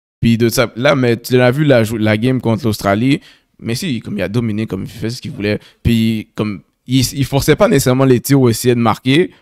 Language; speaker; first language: French; native; French